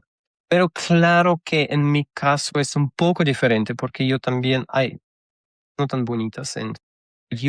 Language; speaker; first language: Spanish; non-native, fluent; Russian